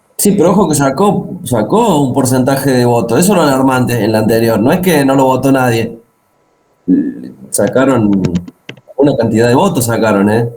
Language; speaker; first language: Spanish; native; Spanish